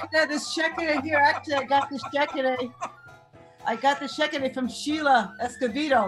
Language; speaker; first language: English; early bilingual, other home language; Spanish